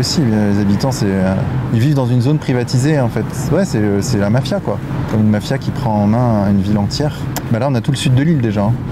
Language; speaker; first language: French; native; French